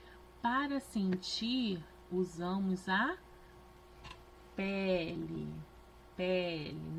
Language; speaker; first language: Portuguese; native; Portuguese